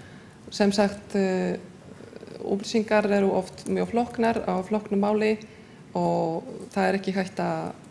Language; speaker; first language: Icelandic; non-native, fluent; Polish